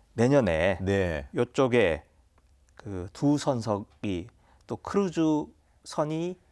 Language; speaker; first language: Korean; native; Korean